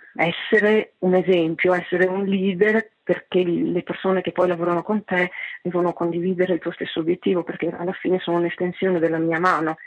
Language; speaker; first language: Italian; native; Italian